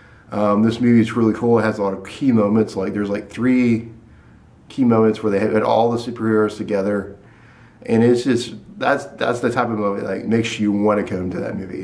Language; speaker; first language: English; native; English